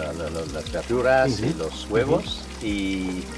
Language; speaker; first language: Spanish; non-native, learner; French